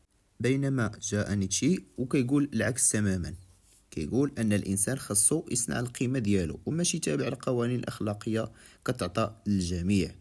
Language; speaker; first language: Arabic; native; Arabic